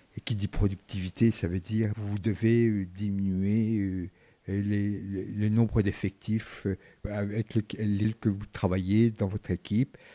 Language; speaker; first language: French; early bilingual, other home language; Vietnamese